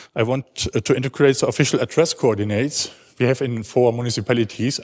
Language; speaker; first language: English; non-native, learner; German